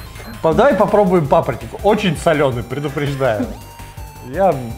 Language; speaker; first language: Russian; native; Russian